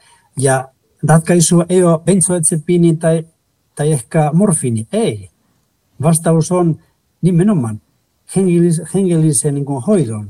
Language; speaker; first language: Finnish; non-native, fluent; Spanish